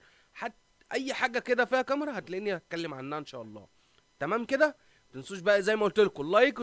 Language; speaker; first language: Arabic; native; Arabic